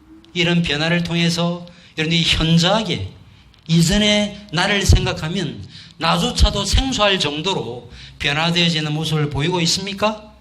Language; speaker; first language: Korean; native; Korean